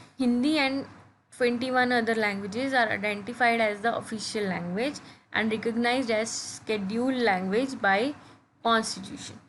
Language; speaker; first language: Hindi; native; Hindi